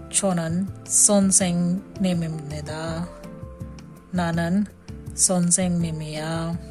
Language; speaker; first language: Korean; non-native, fluent; Hindi